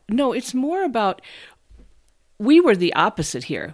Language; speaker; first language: English; native; English